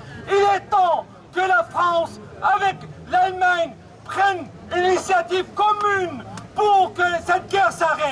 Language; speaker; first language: French; non-native, fluent; Arabic